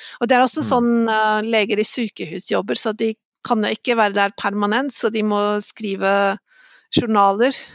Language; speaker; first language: Norwegian; non-native, fluent; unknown